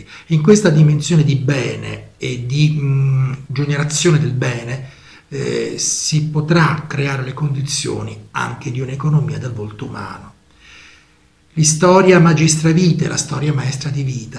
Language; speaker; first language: Italian; native; Italian